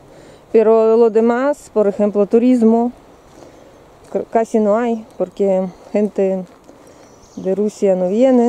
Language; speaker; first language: Spanish; non-native, learner; Russian